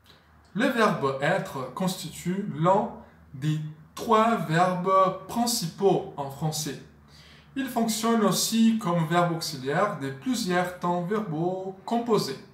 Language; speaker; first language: French; non-native, fluent; Portuguese